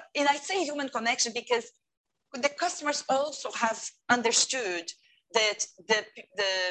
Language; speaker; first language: English; non-native, fluent; Portuguese